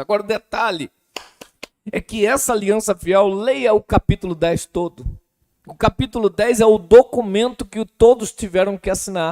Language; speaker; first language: Portuguese; native; Portuguese